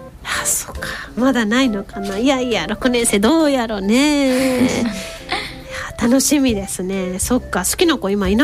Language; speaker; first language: Japanese; native; Japanese